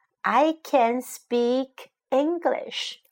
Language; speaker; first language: English; non-native, fluent; Chinese